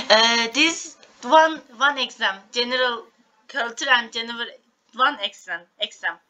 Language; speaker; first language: English; non-native, learner; Turkish